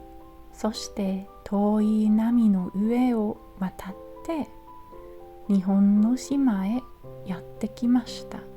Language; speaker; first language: Japanese; non-native, learner; English